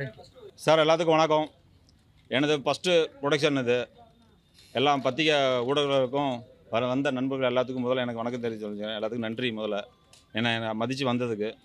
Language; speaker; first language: Tamil; native; Tamil